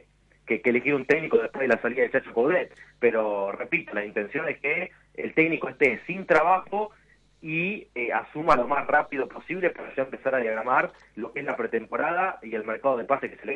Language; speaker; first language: Spanish; native; Spanish